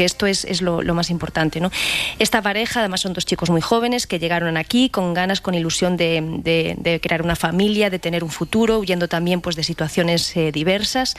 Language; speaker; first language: Spanish; native; Spanish